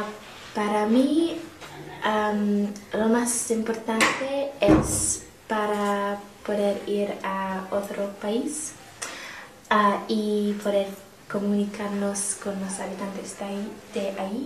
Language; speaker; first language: Spanish; non-native, learner; English